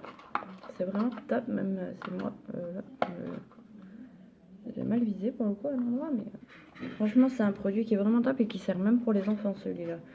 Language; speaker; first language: French; native; French